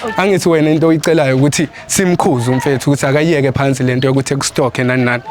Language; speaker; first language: Zulu; native; Zulu